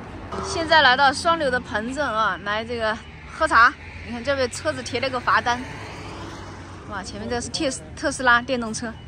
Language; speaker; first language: Chinese; native; Chinese